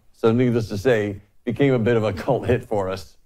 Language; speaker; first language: English; native; English